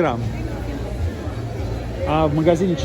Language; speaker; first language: Russian; native; Russian